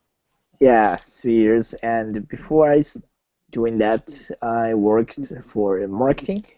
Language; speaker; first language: English; non-native, learner; Japanese